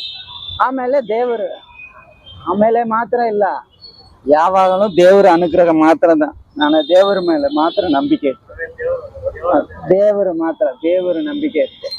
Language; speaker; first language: Kannada; non-native, local second language; Tamil